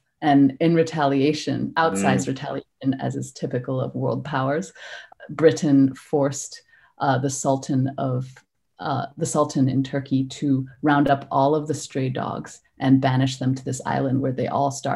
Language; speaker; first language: English; non-native, local second language; Cantonese